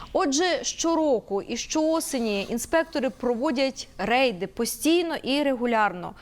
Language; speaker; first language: Ukrainian; native; Ukrainian